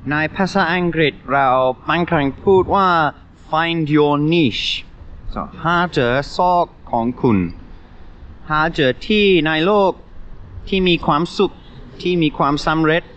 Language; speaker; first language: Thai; non-native, learner; English